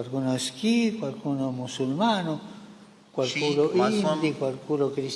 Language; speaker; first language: Italian; non-native, fluent; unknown